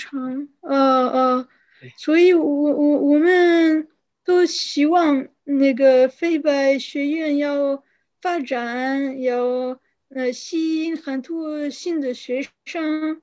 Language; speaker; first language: Chinese; non-native, fluent; French